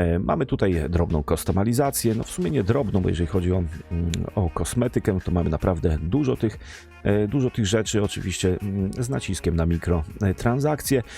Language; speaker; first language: Polish; native; Polish